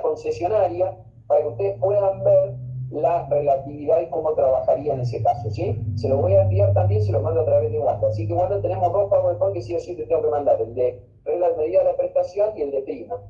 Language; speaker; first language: Spanish; native; Spanish